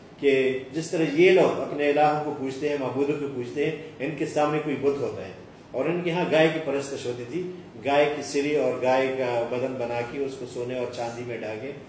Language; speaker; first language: Urdu; native; Urdu